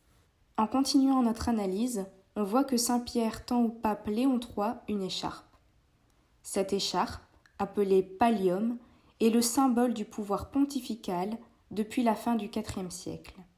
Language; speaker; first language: French; native; French